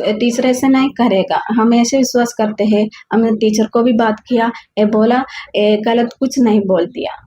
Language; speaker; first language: Hindi; non-native, local second language; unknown